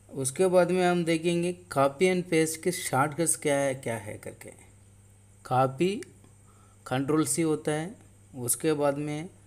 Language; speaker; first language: Hindi; non-native, local second language; Tamil